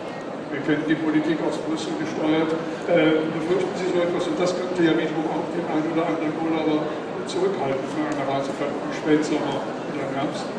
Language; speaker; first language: German; native; German